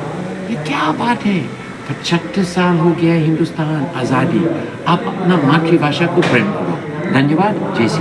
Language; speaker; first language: Hindi; non-native, fluent; English